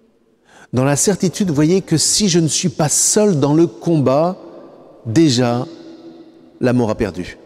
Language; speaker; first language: French; native; French